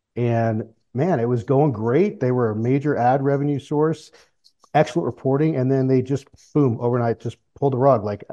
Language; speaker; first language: English; native; English